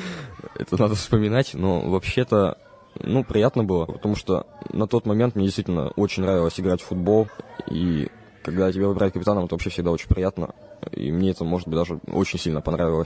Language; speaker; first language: Russian; native; Russian